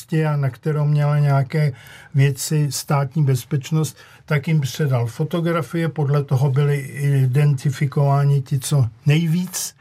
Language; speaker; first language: Czech; native; Czech